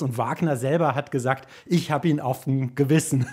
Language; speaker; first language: German; native; German